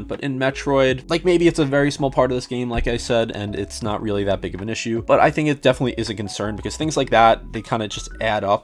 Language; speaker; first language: English; native; English